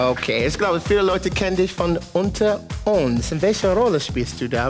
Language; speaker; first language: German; non-native, fluent; English